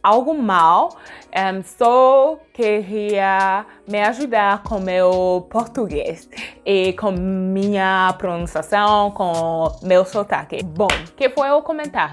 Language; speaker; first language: Portuguese; non-native, learner; French